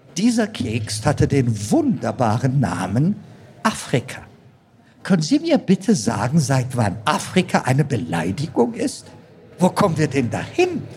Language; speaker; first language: German; non-native, fluent; Amharic